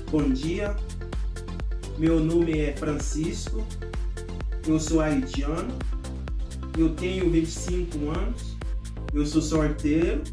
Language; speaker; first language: Portuguese; non-native, learner; Haitian Creole